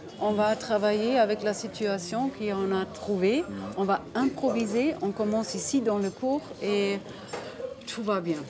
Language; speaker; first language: French; non-native, learner; German